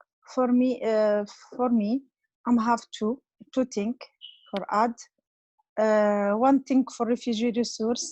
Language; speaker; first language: English; non-native, learner; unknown